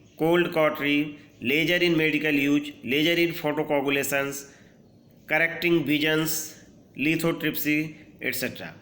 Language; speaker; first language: English; non-native, local second language; Hindi